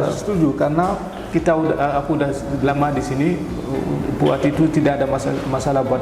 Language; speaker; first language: Indonesian; non-native, fluent; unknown